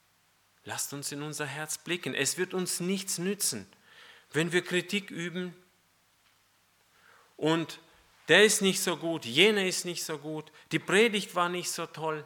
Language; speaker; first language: German; non-native, fluent; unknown